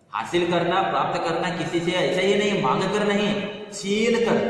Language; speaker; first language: Hindi; non-native, local second language; Kannada